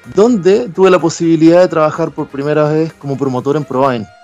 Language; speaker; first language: Spanish; native; Spanish